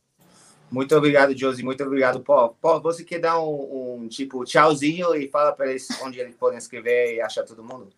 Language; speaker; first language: Portuguese; non-native, learner; English